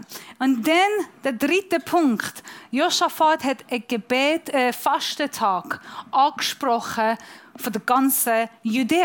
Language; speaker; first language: German; non-native, fluent; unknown